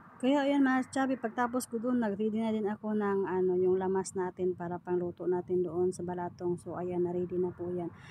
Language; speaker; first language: Filipino; non-native, local second language; Iloko